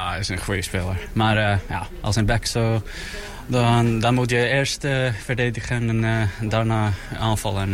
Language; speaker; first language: Dutch; non-native, learner; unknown